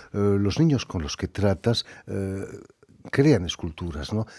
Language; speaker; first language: Spanish; native; Spanish